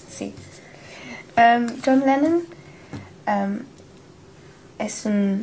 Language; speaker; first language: Spanish; non-native, learner; English